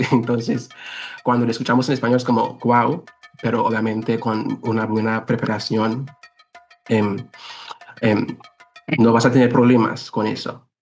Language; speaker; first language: Spanish; non-native, fluent; English